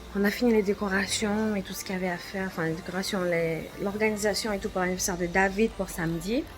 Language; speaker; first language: French; early bilingual, other home language; Portuguese